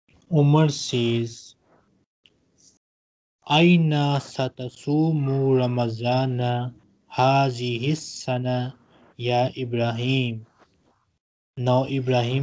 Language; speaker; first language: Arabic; non-native, fluent; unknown